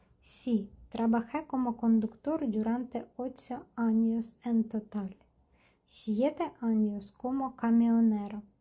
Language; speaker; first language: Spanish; non-native, fluent; Ukrainian